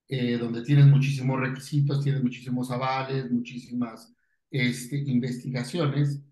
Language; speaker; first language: Spanish; native; Spanish